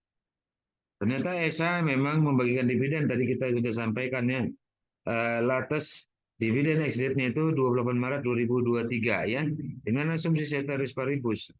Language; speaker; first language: Indonesian; native; Indonesian